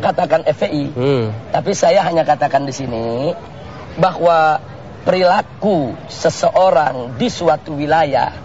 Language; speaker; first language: Indonesian; native; Indonesian